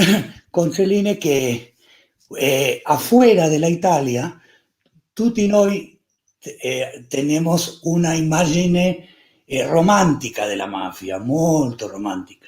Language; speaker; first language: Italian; non-native, learner; Spanish